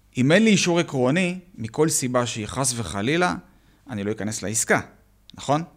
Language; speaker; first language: Hebrew; native; Hebrew